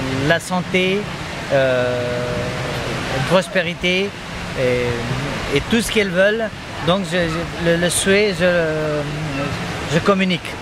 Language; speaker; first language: French; non-native, fluent; Nepali